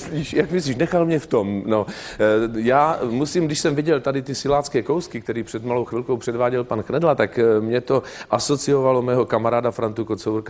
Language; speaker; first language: Czech; native; Czech